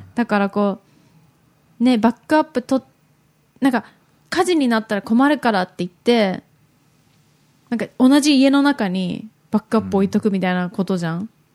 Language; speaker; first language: Japanese; early bilingual, heritage; Japanese